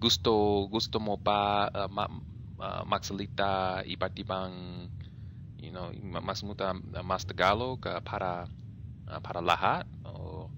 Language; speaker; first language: Filipino; non-native, learner; English